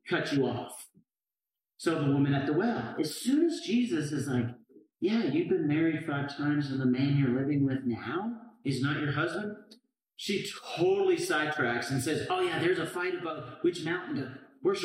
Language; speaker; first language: English; native; English